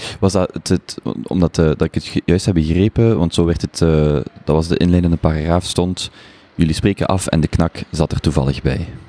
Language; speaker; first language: Dutch; native; Dutch